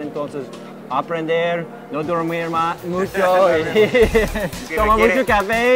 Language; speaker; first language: Spanish; non-native, learner; English